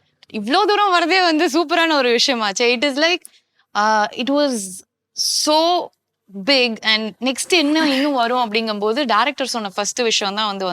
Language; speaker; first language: Tamil; native; Tamil